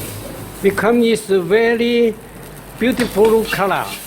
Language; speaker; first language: English; non-native, learner; Chinese